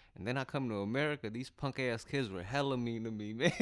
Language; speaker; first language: English; early bilingual, other home language; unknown